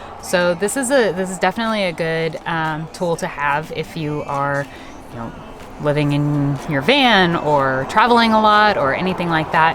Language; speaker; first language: English; native; English